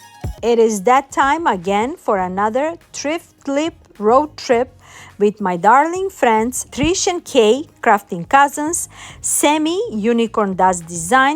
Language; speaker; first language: English; non-native, fluent; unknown